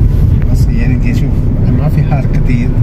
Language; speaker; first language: Arabic; non-native, learner; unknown